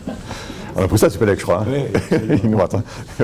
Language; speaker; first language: French; native; French